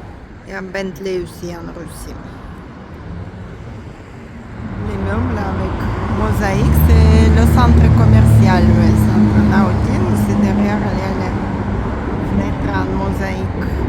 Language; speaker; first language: French; non-native, learner; Russian